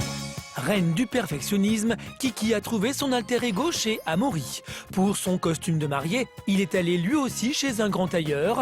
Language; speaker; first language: French; native; French